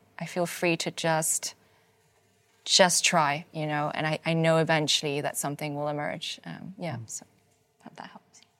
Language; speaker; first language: English; non-native, local second language; Cantonese